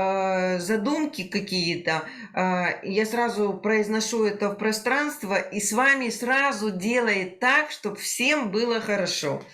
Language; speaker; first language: Russian; native; Russian